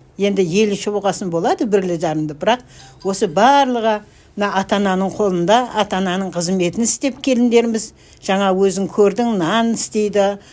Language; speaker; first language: Kazakh; early bilingual, heritage; Kazakh